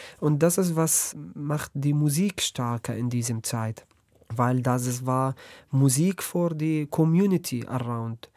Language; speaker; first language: German; non-native, learner; Arabic